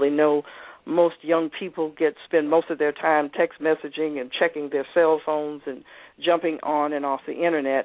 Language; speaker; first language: English; native; English